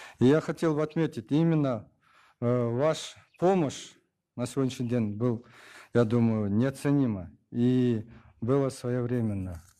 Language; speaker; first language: Russian; non-native, local second language; Kyrgyz